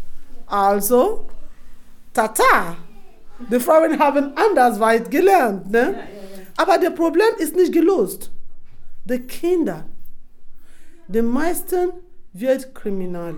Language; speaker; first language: German; non-native, fluent; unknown